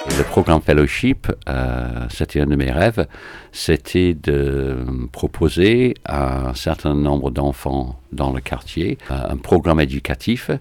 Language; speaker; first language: French; non-native, fluent; English